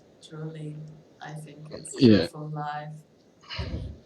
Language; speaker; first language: English; non-native, learner; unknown